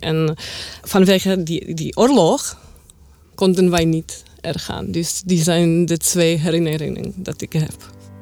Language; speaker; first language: Dutch; non-native, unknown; Czech